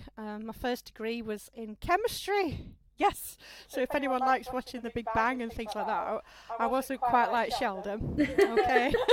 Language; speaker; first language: English; native; English